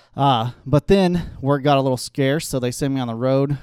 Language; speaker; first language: English; native; English